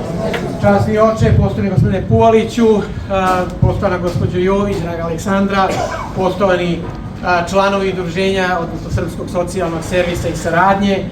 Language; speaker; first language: Bosnian; native; Bosnian